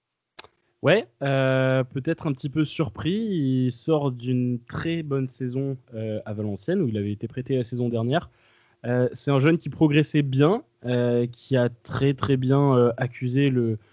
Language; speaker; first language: French; native; French